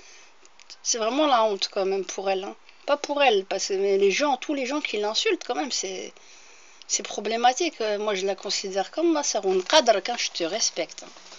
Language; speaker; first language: French; early bilingual, other home language; Arabic